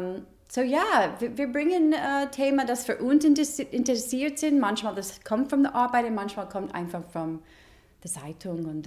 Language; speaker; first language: German; non-native, fluent; English